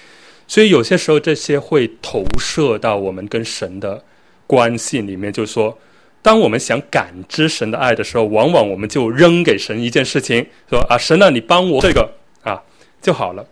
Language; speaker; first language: Chinese; native; Chinese